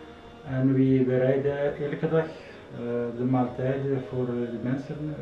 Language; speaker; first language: Dutch; non-native, learner; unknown